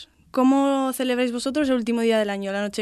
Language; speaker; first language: Spanish; native; Spanish